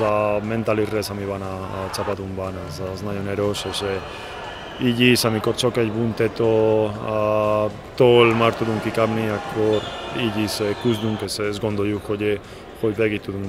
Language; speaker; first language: Hungarian; non-native, learner; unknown